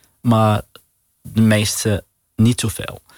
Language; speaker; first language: Dutch; non-native, learner; Arabic